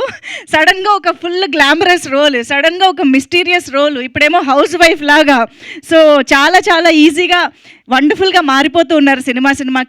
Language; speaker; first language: Telugu; native; Telugu